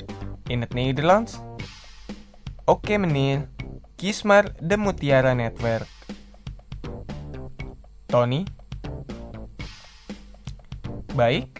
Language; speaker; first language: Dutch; non-native, fluent; Indonesian